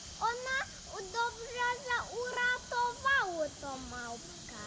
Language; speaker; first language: Polish; early bilingual, heritage; Polish